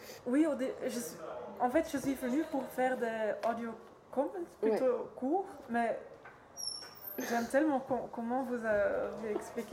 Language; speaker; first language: French; non-native, learner; Dutch